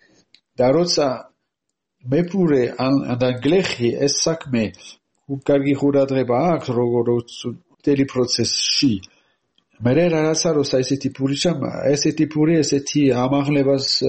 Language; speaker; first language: Georgian; non-native, learner; French